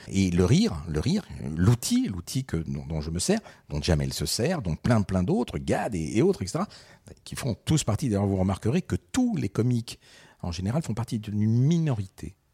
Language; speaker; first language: French; early bilingual, other home language; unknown